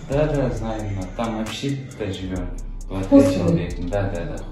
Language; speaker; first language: Russian; non-native, local second language; Kyrgyz